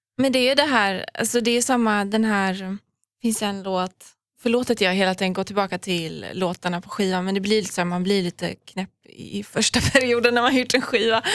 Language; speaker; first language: Swedish; early bilingual, other home language; Persian